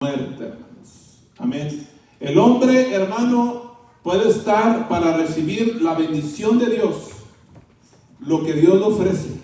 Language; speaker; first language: Spanish; native; Spanish